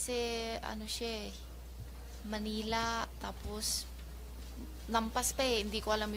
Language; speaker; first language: Filipino; non-native, learner; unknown